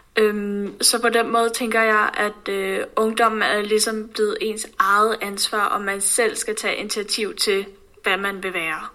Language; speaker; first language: Danish; native; Danish